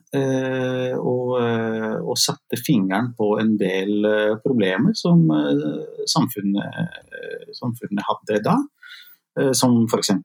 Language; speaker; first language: Norwegian; non-native, fluent; Italian